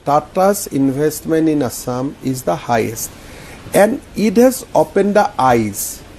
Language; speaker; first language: English; non-native, local second language; Assamese